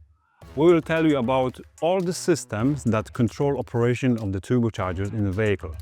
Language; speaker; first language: English; non-native, fluent; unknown